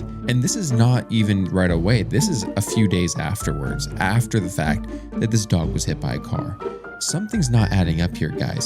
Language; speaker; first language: English; native; English